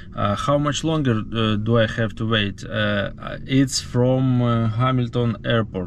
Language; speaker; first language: English; non-native, learner; Ukrainian